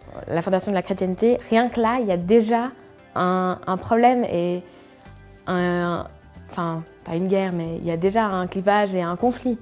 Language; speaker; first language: French; native; French